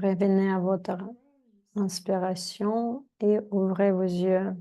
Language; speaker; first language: French; non-native, fluent; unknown